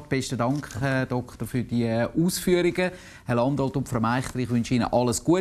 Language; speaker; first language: German; native; German